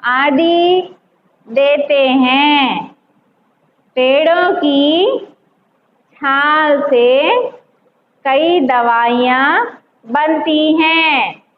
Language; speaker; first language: Hindi; non-native, local second language; Telugu